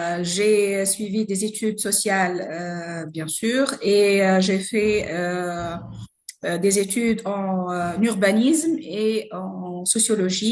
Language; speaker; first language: French; non-native, local second language; Arabic